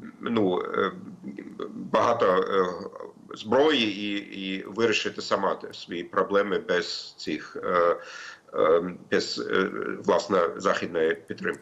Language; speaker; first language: Ukrainian; non-native, fluent; German